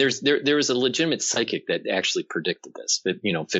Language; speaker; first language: English; native; English